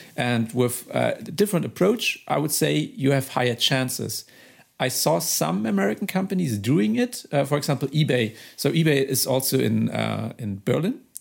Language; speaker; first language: English; non-native, fluent; German